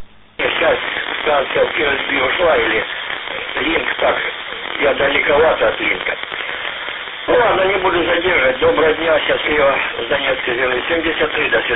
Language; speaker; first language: Russian; native; Russian